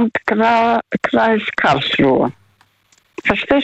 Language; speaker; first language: German; early bilingual, heritage; Russian